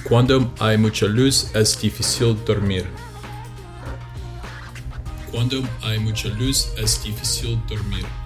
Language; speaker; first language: Spanish; non-native, learner; English